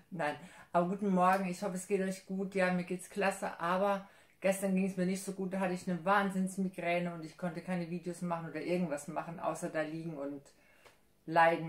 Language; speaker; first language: German; native; German